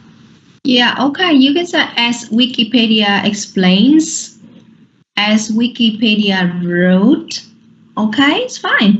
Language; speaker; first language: English; non-native, fluent; Vietnamese